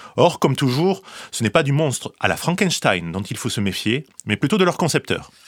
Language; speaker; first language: French; native; French